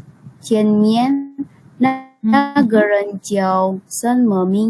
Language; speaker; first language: Chinese; non-native, learner; Indonesian